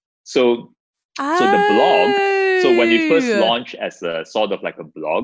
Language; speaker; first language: English; non-native, local second language; Chinese